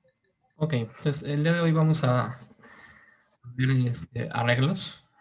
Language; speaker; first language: Spanish; native; Spanish